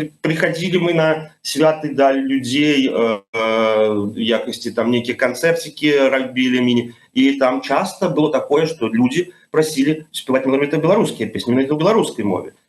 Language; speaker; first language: Belarusian; non-native, local second language; Russian